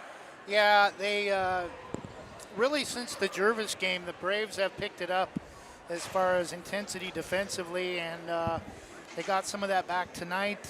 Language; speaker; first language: English; native; English